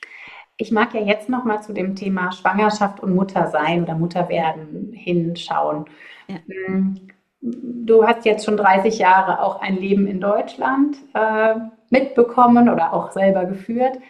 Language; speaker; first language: German; native; German